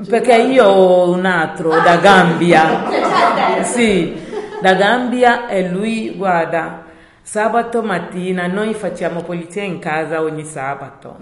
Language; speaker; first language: Italian; non-native, learner; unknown